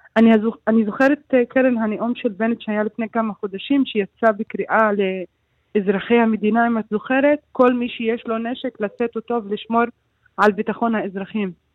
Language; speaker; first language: Hebrew; non-native, local second language; Arabic